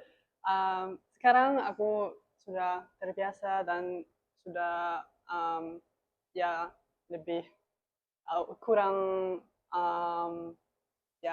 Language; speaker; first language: Indonesian; non-native, learner; German